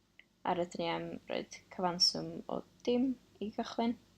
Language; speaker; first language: Welsh; non-native, local second language; English